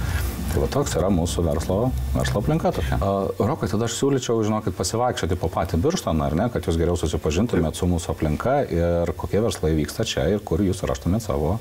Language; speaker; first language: Lithuanian; native; Lithuanian